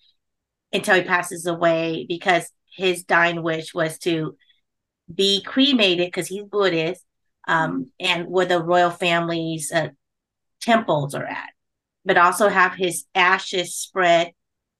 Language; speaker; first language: English; early bilingual, other home language; Khmer